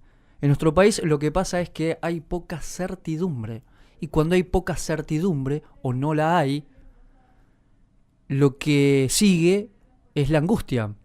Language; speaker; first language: Spanish; native; Spanish